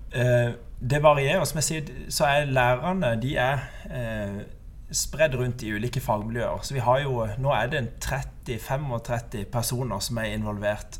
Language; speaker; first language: Norwegian; native; Norwegian